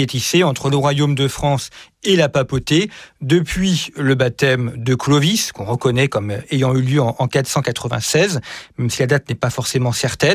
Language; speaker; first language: French; native; French